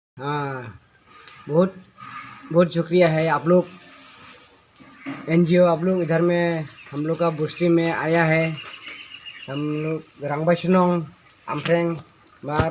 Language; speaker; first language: Hindi; non-native, local second language; Khasi